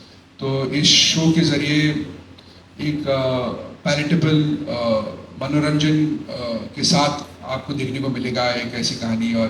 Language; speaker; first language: Hindi; native; Hindi